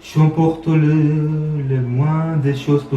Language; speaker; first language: French; non-native, learner; Sinhala